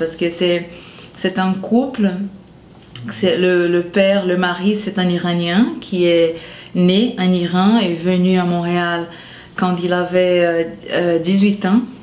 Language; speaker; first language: French; non-native, fluent; Portuguese